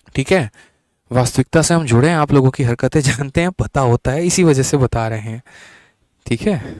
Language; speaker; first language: Hindi; native; Hindi